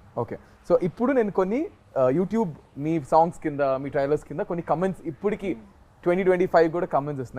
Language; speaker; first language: Telugu; native; Telugu